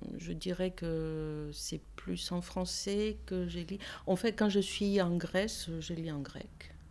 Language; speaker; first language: French; non-native, fluent; Greek